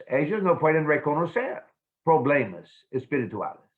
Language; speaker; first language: Spanish; non-native, fluent; English